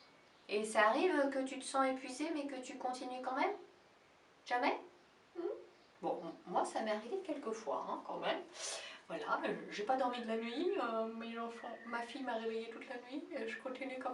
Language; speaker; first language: French; native; French